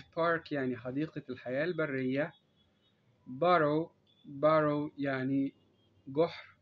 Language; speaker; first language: Arabic; native; Arabic